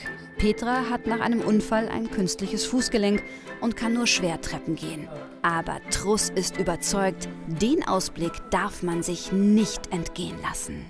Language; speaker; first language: German; native; German